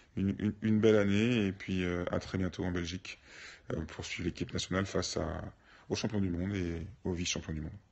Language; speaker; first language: French; native; French